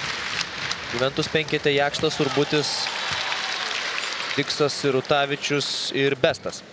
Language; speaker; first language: Lithuanian; native; Lithuanian